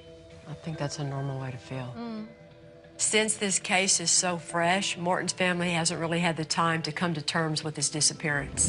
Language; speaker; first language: English; native; English